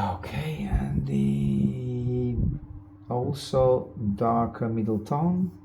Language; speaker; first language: English; non-native, fluent; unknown